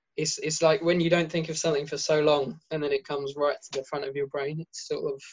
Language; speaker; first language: English; native; English